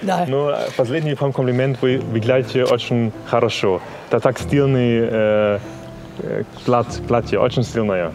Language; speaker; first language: Russian; non-native, learner; German